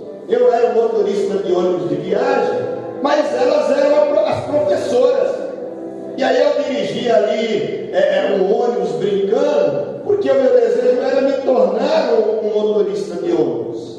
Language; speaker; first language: Portuguese; native; Portuguese